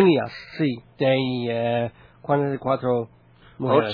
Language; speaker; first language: Spanish; non-native, learner; English